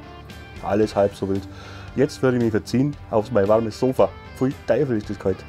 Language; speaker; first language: German; native; German